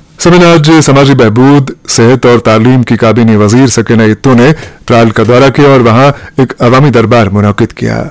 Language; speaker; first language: Urdu; non-native, local second language; Kashmiri